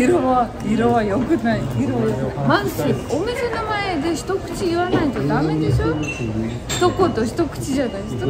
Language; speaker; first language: Japanese; non-native, fluent; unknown